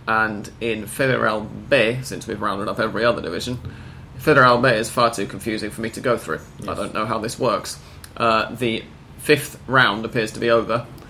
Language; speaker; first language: English; native; English